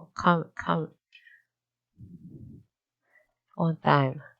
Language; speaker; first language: English; non-native, learner; Japanese